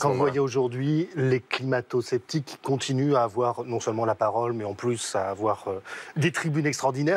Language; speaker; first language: French; native; French